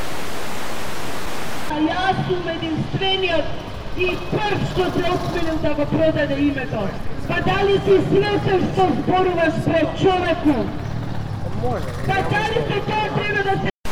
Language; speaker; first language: Macedonian; native; Macedonian